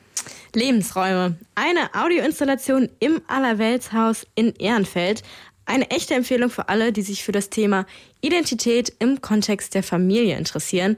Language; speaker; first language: German; native; German